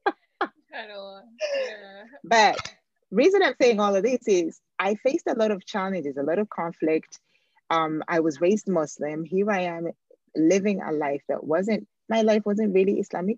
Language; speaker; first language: English; non-native, local second language; Ganda